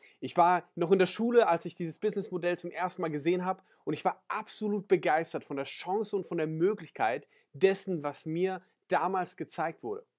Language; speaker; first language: German; native; German